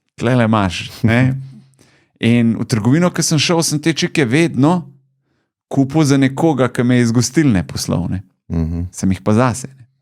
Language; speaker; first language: Slovenian; early bilingual, other home language; Bosnian